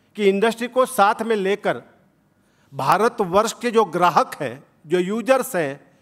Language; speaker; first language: Hindi; non-native, local second language; Marathi